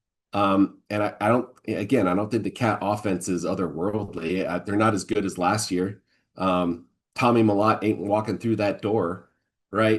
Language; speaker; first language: English; native; English